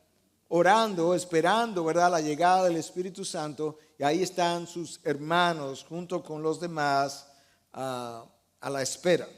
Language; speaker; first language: Spanish; native; Spanish